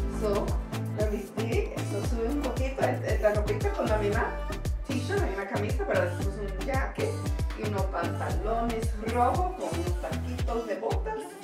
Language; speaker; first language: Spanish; early bilingual, heritage; Spanish